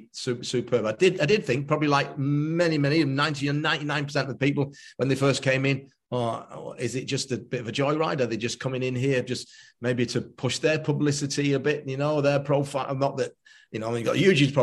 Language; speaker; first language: English; native; English